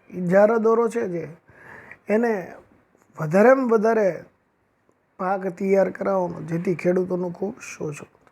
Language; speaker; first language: Gujarati; native; Gujarati